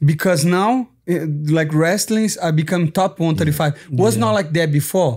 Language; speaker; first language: English; non-native, fluent; Portuguese